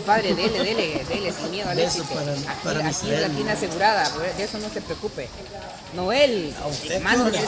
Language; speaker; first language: Spanish; native; Spanish